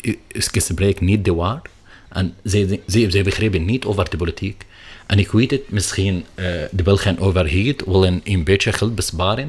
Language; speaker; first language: Dutch; non-native, learner; Arabic